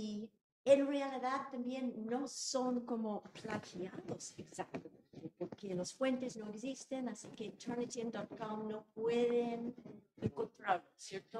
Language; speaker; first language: Spanish; non-native, fluent; English